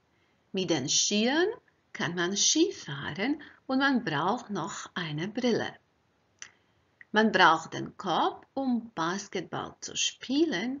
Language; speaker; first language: German; non-native, fluent; Croatian